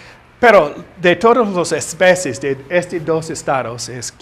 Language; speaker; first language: Spanish; non-native, learner; English